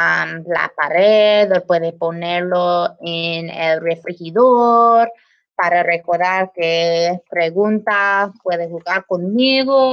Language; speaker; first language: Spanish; non-native, learner; English